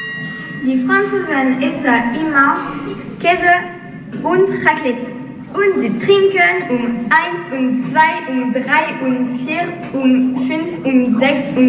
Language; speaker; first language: German; non-native, learner; French